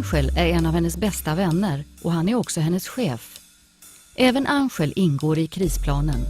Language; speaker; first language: Swedish; native; Swedish